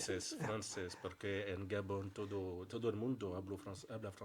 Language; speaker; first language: Spanish; non-native, learner; French